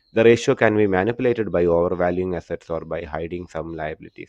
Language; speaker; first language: English; non-native, local second language; Malayalam